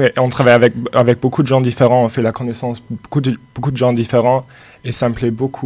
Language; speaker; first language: French; non-native, fluent; German